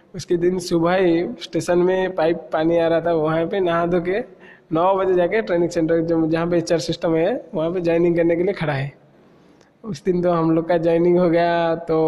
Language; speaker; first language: Hindi; non-native, local second language; Odia